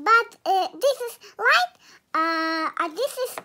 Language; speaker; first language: English; non-native, learner; Russian